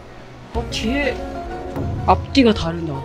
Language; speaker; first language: Korean; native; Korean